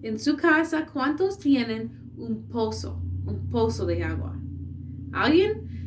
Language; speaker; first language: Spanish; non-native, learner; English